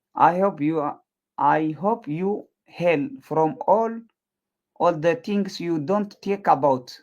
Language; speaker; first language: English; non-native, learner; Tigrinya